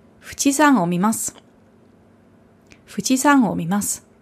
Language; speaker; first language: Japanese; non-native, fluent; German